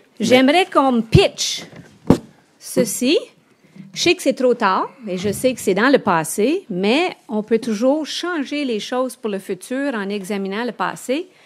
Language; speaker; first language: French; native; French